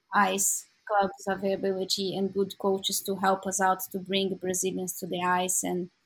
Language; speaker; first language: English; non-native, learner; Portuguese